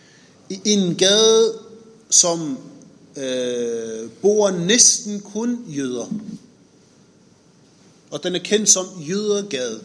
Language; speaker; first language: Danish; non-native, fluent; Arabic